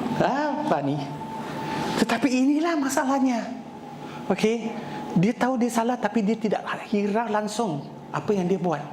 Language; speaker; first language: Malay; non-native, local second language; Chinese